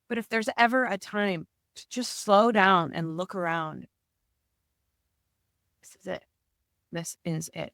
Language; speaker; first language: English; native; English